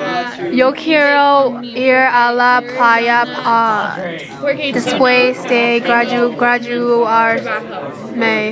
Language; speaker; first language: Spanish; non-native, learner; English